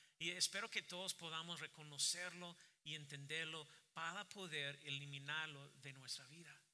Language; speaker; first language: Spanish; non-native, fluent; English